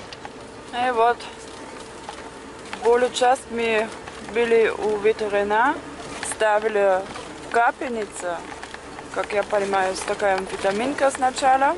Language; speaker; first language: Russian; non-native, fluent; German